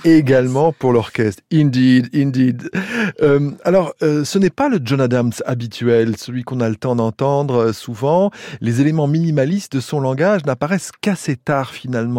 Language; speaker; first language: French; native; French